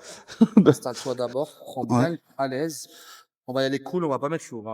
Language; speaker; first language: French; native; French